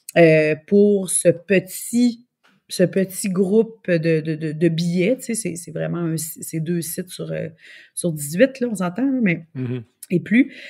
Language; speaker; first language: French; native; French